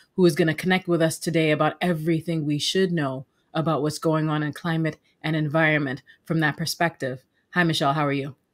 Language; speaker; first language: English; native; English